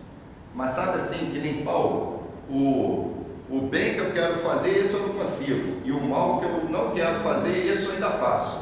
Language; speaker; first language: Portuguese; native; Portuguese